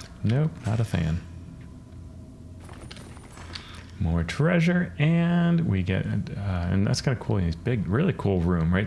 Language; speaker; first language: English; native; English